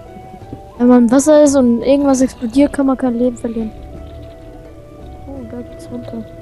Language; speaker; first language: German; native; German